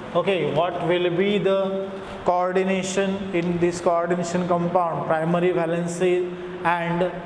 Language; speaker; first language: English; non-native, local second language; Marathi